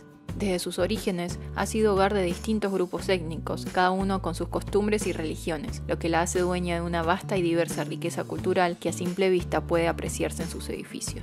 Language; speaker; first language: Spanish; native; Spanish